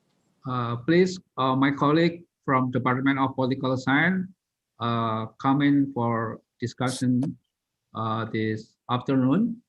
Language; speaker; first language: English; non-native, learner; Indonesian